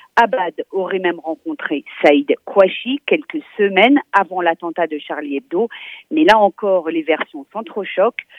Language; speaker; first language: French; native; French